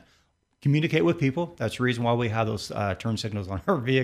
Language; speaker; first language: English; native; English